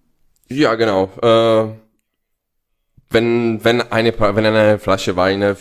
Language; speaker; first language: German; non-native, fluent; Italian